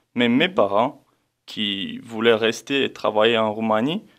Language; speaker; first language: French; non-native, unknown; Romanian